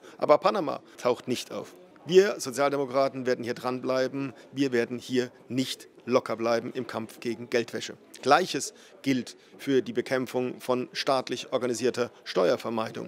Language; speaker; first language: German; native; German